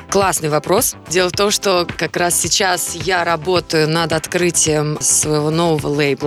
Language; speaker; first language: Russian; native; Russian